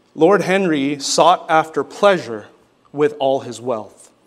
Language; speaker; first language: English; native; English